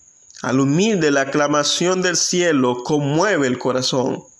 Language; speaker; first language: Spanish; native; Spanish